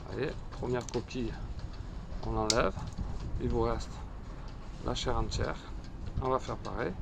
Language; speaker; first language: French; native; French